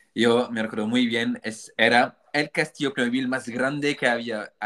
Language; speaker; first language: Spanish; non-native, fluent; French